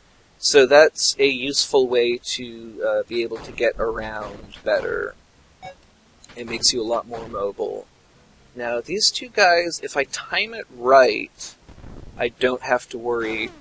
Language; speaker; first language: English; native; English